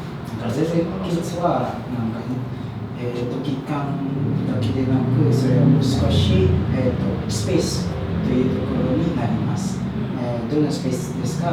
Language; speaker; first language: Japanese; non-native, fluent; Indonesian